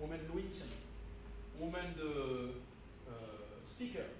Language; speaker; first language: Chinese; non-native, fluent; French